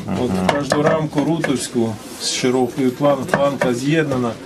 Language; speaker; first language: Ukrainian; native; Ukrainian